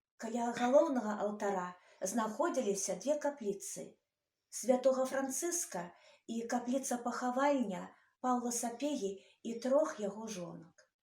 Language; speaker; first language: Belarusian; native; Belarusian